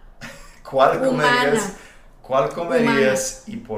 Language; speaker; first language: Spanish; non-native, fluent; English